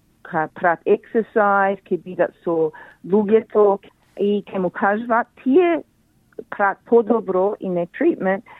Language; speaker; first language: Macedonian; early bilingual, heritage; Macedonian